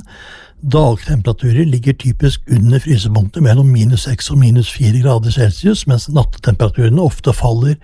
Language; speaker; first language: Norwegian; native; Norwegian